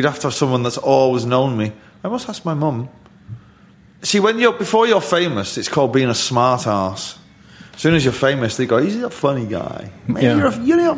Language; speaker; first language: English; native; English